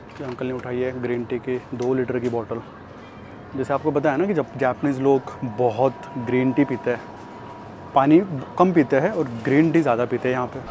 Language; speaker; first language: Hindi; native; Hindi